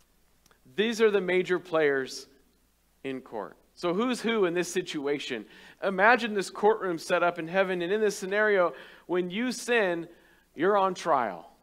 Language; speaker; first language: English; native; English